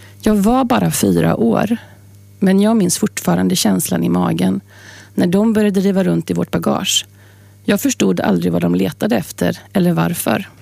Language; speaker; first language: Swedish; native; Swedish